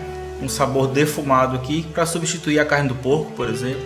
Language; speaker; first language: Portuguese; native; Portuguese